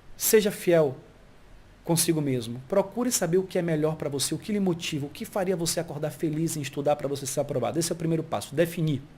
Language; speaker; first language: Portuguese; early bilingual, heritage; Portuguese